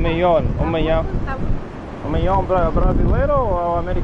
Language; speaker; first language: Portuguese; non-native, learner; English